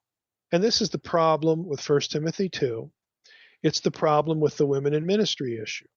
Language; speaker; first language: English; native; English